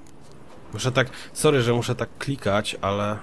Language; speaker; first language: Polish; native; Polish